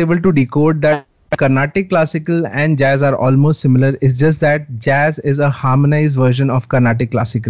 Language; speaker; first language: English; non-native, local second language; Hindi